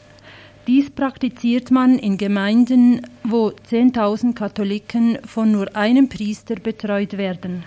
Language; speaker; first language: German; native; German